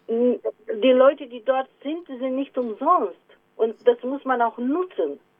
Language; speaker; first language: German; non-native, fluent; Romanian